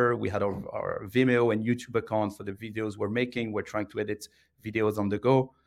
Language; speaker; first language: English; non-native, fluent; French